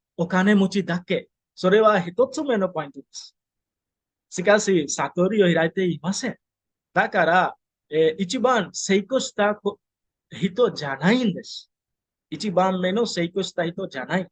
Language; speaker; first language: Japanese; non-native, fluent; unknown